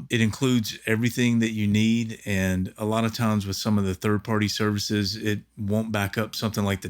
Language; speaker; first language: English; native; English